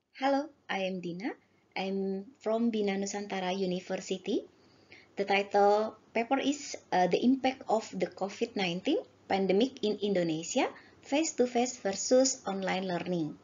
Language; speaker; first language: English; non-native, learner; Indonesian